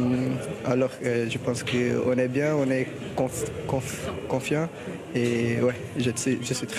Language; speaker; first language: French; non-native, learner; Portuguese